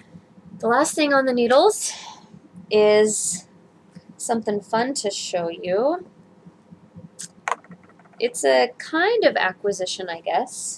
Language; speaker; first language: English; native; English